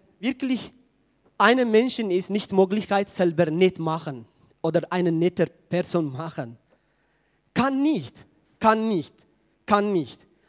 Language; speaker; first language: German; non-native, learner; Tigrinya